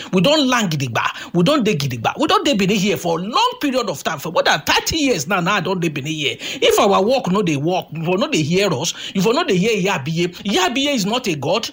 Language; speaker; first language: Nigerian Pidgin; native; Nigerian Pidgin